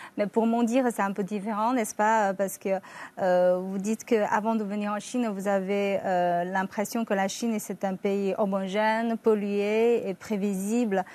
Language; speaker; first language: French; non-native, fluent; Chinese